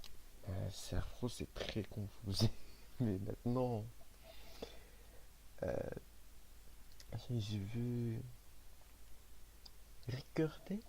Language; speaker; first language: French; non-native, learner; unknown